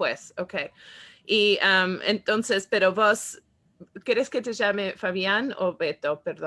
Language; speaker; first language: Spanish; non-native, fluent; English